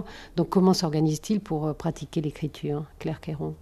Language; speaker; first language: French; native; French